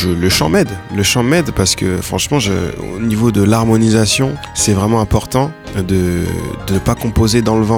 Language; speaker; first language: French; native; French